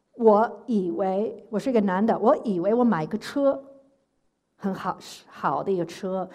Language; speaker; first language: Chinese; non-native, fluent; English